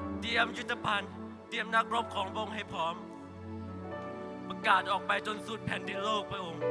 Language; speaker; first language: Thai; native; Thai